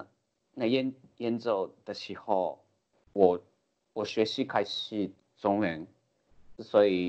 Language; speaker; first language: Chinese; non-native, learner; Japanese